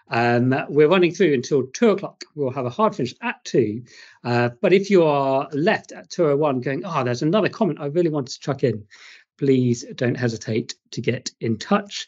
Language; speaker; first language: English; native; English